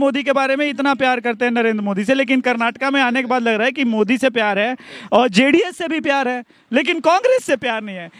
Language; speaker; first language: Hindi; native; Hindi